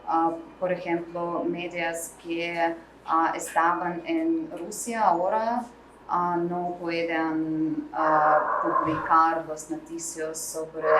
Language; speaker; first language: Spanish; non-native, learner; Russian